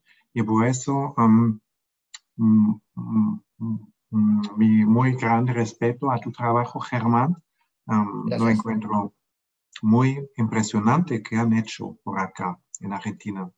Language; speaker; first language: Spanish; non-native, fluent; German